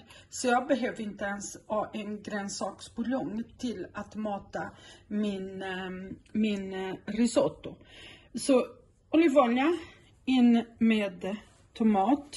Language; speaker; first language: Swedish; non-native, fluent; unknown